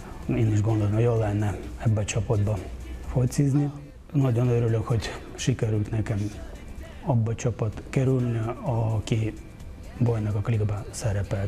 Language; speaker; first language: Hungarian; non-native, fluent; Ukrainian